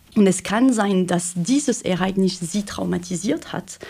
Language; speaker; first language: German; non-native, fluent; French